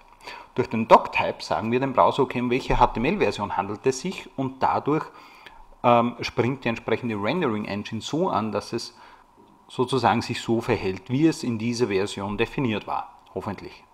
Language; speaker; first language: German; native; German